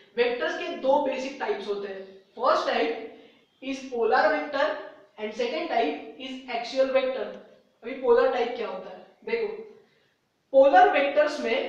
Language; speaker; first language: Hindi; native; Hindi